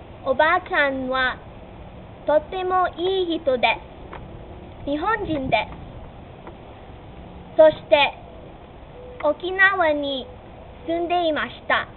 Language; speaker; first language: Japanese; non-native, learner; English